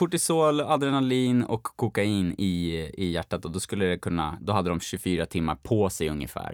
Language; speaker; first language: Swedish; native; Swedish